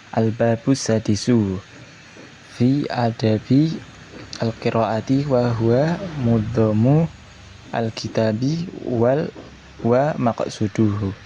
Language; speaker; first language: Arabic; non-native, learner; Indonesian